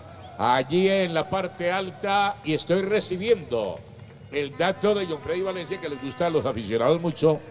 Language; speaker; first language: Spanish; native; Spanish